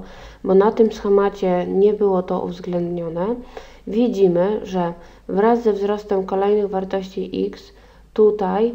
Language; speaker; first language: Polish; native; Polish